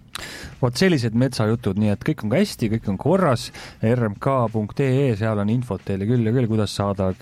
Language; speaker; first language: Estonian; native; Estonian